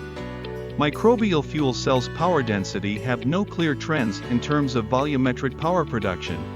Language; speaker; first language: English; non-native, fluent; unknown